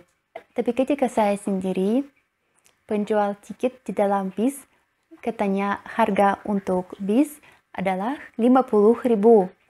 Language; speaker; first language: Indonesian; non-native, learner; Russian